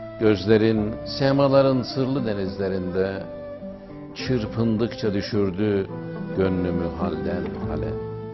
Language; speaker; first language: Turkish; native; Turkish